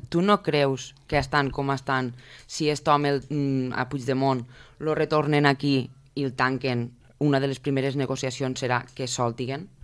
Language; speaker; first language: Catalan; native; Catalan